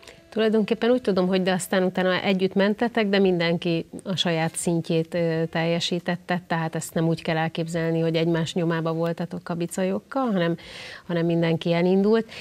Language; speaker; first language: Hungarian; native; Hungarian